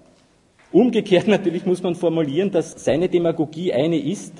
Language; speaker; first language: German; native; German